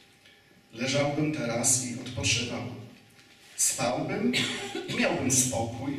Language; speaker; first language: Polish; native; Polish